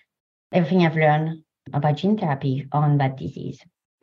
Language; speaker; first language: English; non-native, fluent; French